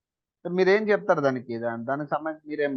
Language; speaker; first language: Telugu; native; Telugu